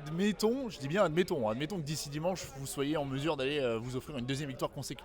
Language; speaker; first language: French; native; French